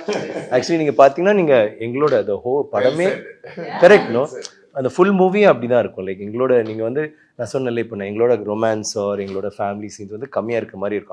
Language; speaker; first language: Tamil; native; Tamil